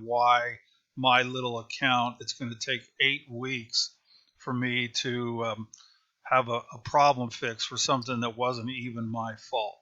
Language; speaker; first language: English; native; English